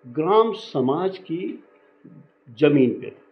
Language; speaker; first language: Hindi; native; Hindi